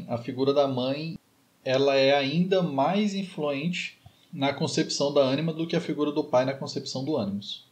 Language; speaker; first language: Portuguese; native; Portuguese